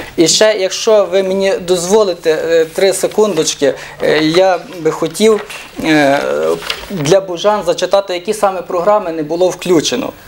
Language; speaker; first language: Ukrainian; native; Ukrainian